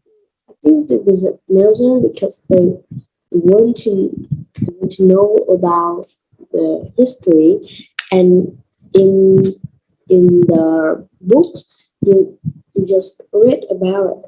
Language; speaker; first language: English; non-native, learner; Vietnamese